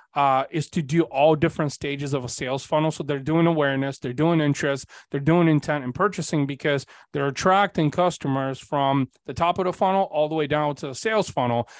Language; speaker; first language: English; early bilingual, other home language; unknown